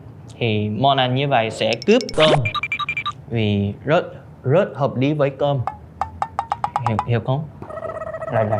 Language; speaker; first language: Vietnamese; non-native, learner; Korean